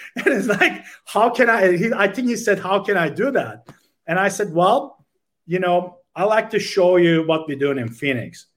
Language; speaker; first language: English; non-native, fluent; Turkish